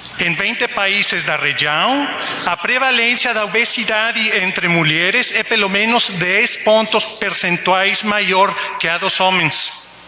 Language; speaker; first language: Portuguese; non-native, learner; Spanish